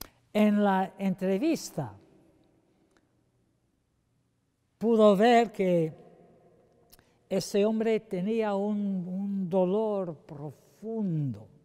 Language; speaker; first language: Spanish; non-native, fluent; English